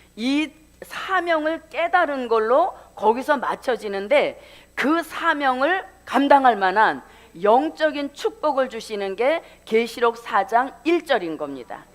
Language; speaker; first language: Korean; native; Korean